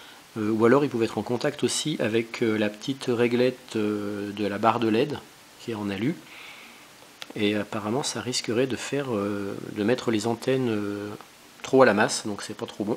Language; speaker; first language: French; native; French